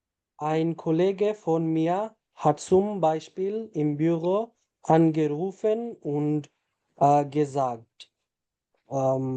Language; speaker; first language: German; non-native, learner; Bangla